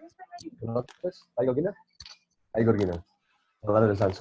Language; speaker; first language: Spanish; non-native, learner; English